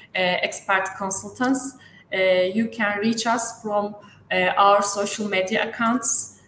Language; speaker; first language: English; non-native, fluent; Turkish